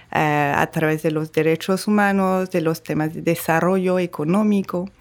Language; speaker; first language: Spanish; non-native, fluent; French